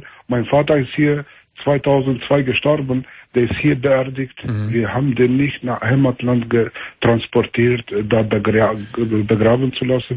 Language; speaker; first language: German; early bilingual, other home language; Albanian